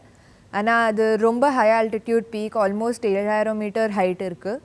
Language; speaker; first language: Tamil; early bilingual, heritage; Tamil